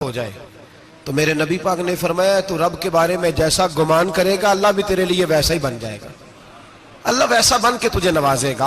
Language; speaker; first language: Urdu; non-native, local second language; Punjabi